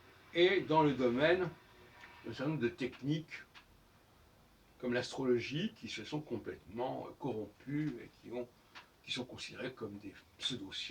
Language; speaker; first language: French; native; French